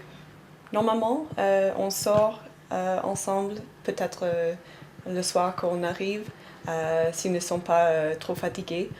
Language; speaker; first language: French; non-native, fluent; English